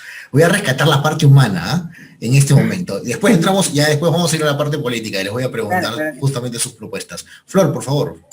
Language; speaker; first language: Spanish; native; Spanish